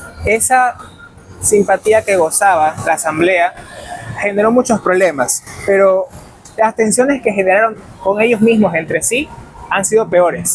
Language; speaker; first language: Spanish; native; Spanish